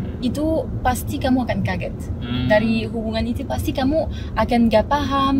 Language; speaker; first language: Indonesian; non-native, fluent; French